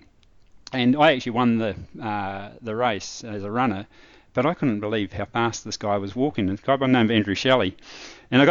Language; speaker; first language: English; native; English